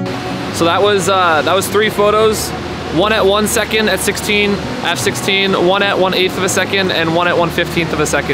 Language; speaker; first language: English; native; English